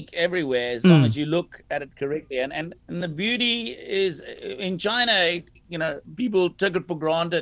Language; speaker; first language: English; native; English